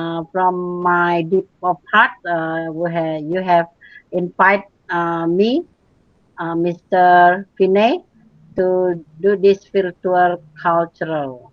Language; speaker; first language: English; non-native, fluent; Indonesian